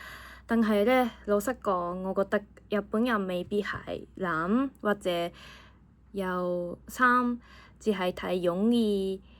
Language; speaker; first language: Cantonese; non-native, fluent; Japanese